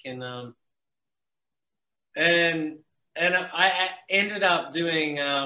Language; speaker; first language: English; native; English